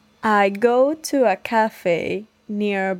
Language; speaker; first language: English; non-native, learner; Spanish